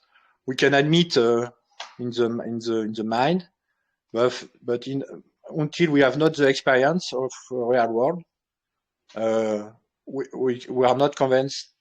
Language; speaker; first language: English; non-native, learner; French